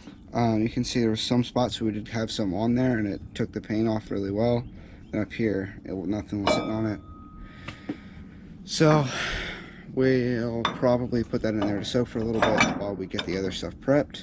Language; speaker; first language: English; native; English